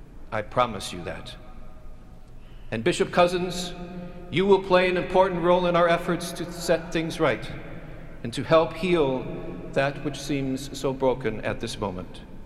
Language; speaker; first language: English; native; English